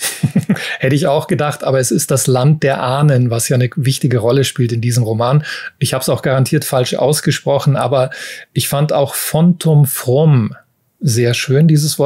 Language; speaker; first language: German; native; German